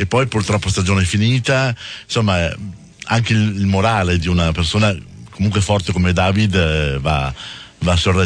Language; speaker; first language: Italian; native; Italian